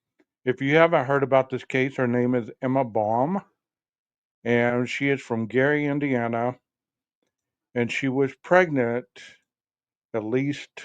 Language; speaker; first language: English; native; English